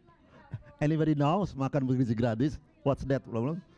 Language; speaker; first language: English; non-native, local second language; Indonesian